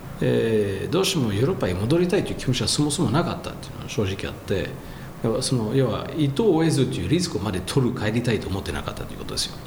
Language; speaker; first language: Japanese; non-native, fluent; French